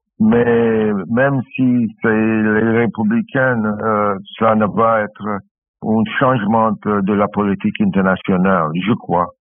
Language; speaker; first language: French; non-native, learner; English